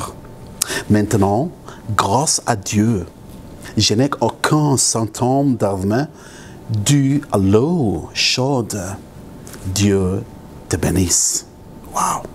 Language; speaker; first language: French; non-native, local second language; Arabic